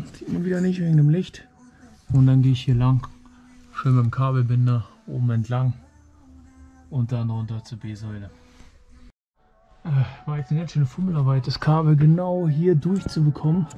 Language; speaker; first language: German; native; German